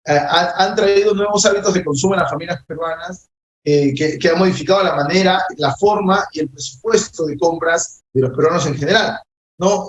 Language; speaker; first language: Spanish; native; Spanish